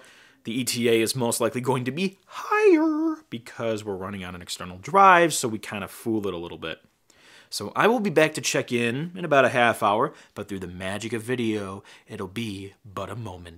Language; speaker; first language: English; native; English